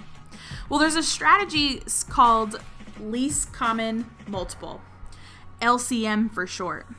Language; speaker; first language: English; native; English